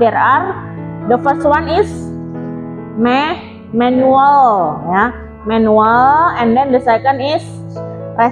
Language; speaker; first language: English; non-native, learner; Indonesian